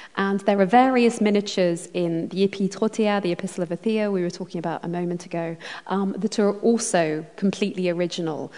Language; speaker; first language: English; native; English